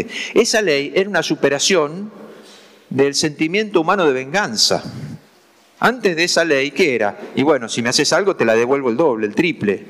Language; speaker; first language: Spanish; native; Spanish